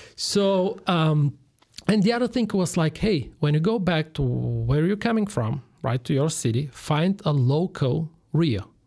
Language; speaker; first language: English; non-native, fluent; Bulgarian